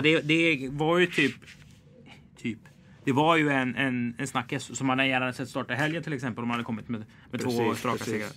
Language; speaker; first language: Swedish; native; Swedish